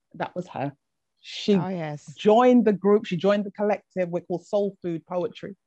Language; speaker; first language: English; native; English